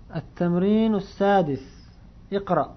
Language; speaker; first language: Arabic; non-native, fluent; Uzbek